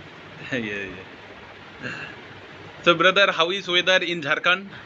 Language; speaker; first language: English; non-native, learner; Bangla